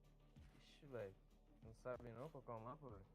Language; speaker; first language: Portuguese; native; Portuguese